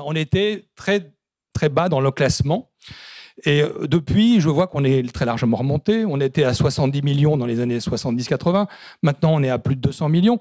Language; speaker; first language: French; native; French